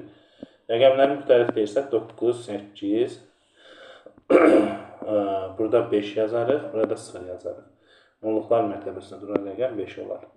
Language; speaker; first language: Azerbaijani; native; Azerbaijani